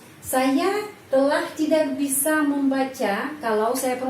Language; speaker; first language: Indonesian; non-native, fluent; Russian